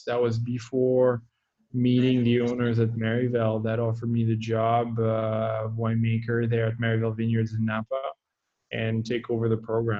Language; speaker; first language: English; non-native, fluent; French